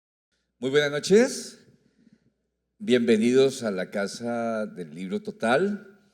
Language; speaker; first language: Spanish; native; Spanish